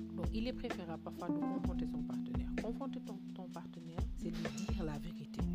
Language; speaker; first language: French; non-native, local second language; Wolof